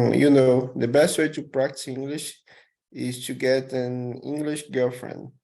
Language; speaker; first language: English; non-native, learner; Portuguese